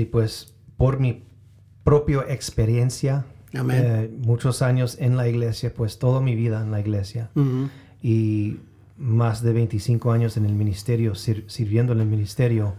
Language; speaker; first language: Spanish; early bilingual, heritage; Spanish